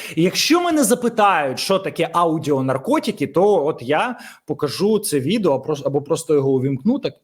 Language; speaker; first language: Ukrainian; native; Ukrainian